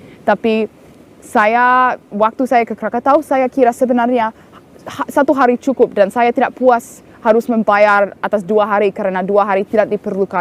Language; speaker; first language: Indonesian; non-native, fluent; English